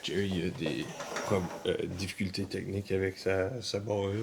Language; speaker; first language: French; native; French